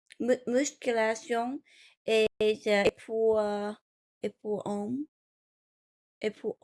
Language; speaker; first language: French; non-native, learner; Vietnamese